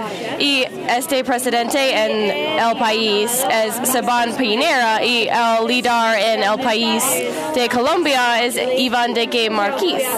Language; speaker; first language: Spanish; non-native, learner; English